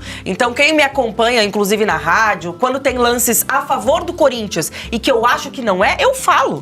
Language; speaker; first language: Portuguese; native; Portuguese